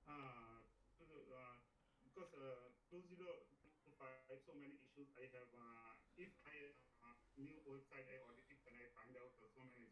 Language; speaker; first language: English; non-native, learner; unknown